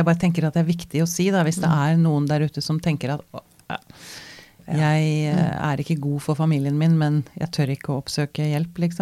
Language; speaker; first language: Norwegian; native; Norwegian